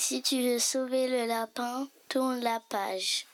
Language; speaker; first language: French; native; French